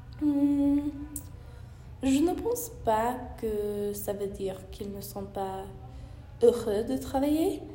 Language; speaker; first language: French; non-native, learner; English